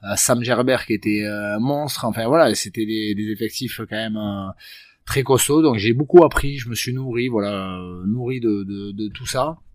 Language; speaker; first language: French; native; French